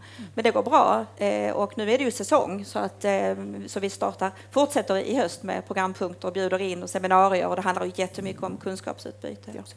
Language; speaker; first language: Swedish; native; Swedish